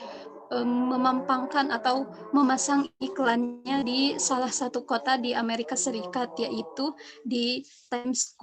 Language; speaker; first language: Indonesian; native; Indonesian